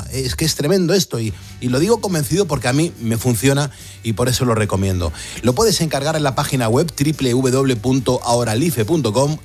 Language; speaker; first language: Spanish; native; Spanish